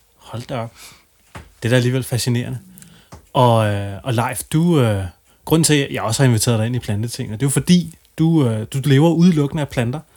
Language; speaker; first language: Danish; native; Danish